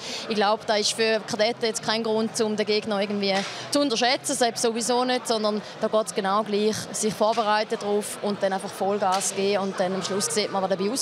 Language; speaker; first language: German; native; German